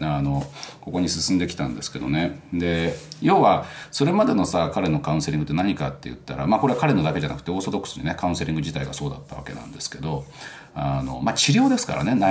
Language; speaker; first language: Japanese; native; Japanese